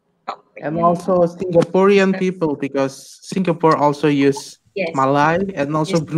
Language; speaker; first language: English; non-native, fluent; Indonesian